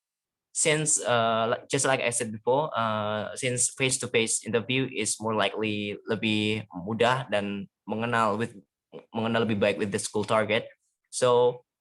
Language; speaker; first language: English; non-native, fluent; Indonesian